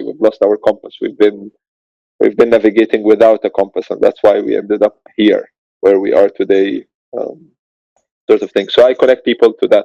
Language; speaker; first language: English; non-native, fluent; Arabic